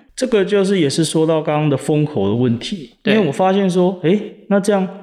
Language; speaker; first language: Chinese; native; Chinese